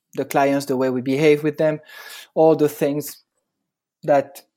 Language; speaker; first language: English; non-native, fluent; French